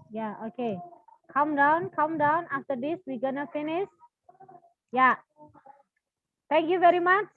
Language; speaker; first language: English; non-native, fluent; Indonesian